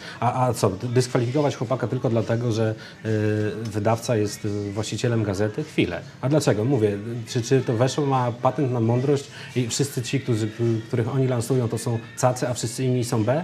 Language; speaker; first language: Polish; native; Polish